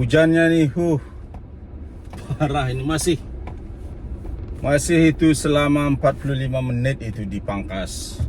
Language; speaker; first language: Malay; non-native, local second language; Balinese